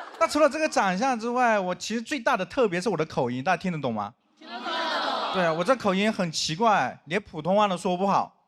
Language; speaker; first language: Chinese; non-native, local second language; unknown